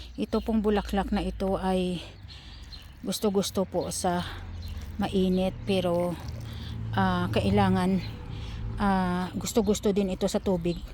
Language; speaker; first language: Filipino; native; Filipino